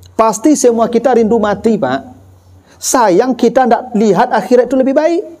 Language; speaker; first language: Malay; non-native, local second language; Minangkabau